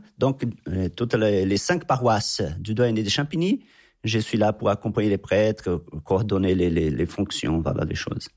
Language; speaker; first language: French; non-native, fluent; Portuguese